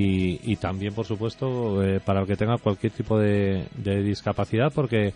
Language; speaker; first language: Spanish; native; Spanish